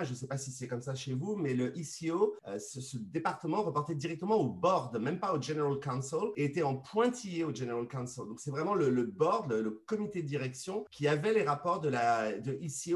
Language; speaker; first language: French; native; French